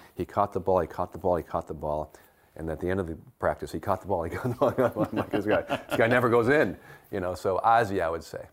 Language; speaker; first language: English; native; English